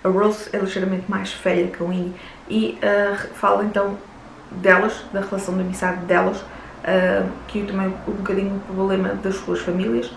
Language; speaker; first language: Portuguese; native; Portuguese